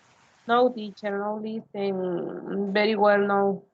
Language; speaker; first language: English; non-native, learner; Spanish